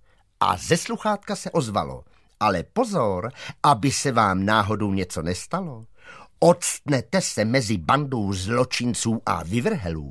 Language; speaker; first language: Czech; native; Czech